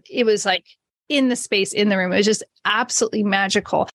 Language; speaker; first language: English; native; English